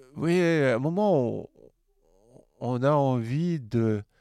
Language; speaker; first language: French; native; French